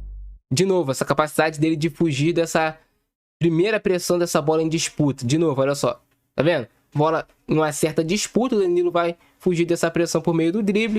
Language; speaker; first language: Portuguese; native; Portuguese